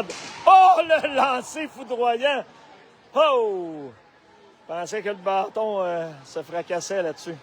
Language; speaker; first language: French; native; French